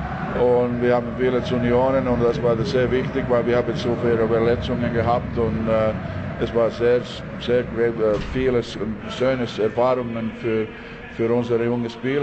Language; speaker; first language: German; non-native, learner; Finnish